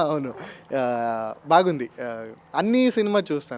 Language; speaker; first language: Telugu; non-native, learner; Kannada